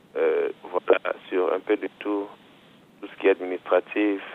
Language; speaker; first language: French; non-native, local second language; Lingala